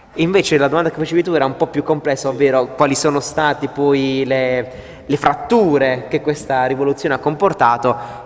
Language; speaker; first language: Italian; native; Italian